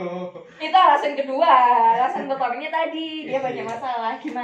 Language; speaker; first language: Indonesian; native; Indonesian